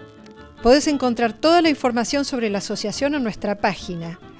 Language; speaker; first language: Spanish; native; Spanish